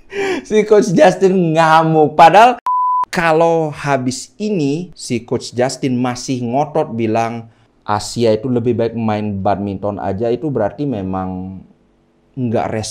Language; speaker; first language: Indonesian; native; Indonesian